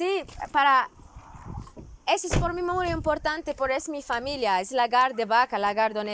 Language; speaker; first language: Spanish; non-native, learner; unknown